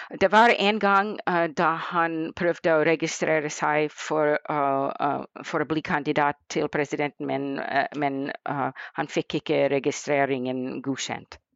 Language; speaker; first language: Norwegian; non-native, fluent; English